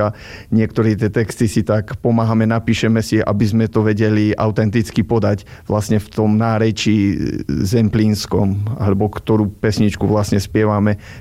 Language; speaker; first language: Slovak; native; Slovak